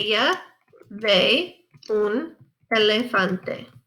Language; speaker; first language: Spanish; non-native, fluent; English